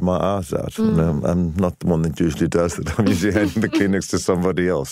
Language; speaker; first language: English; native; English